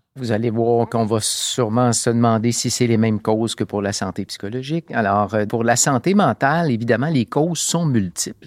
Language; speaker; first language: French; native; French